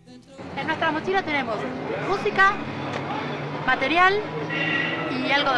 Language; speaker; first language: Spanish; native; Spanish